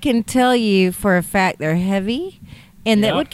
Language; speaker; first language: English; native; English